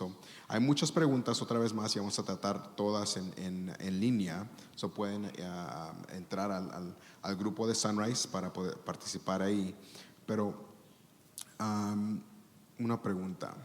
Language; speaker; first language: Spanish; early bilingual, heritage; Spanish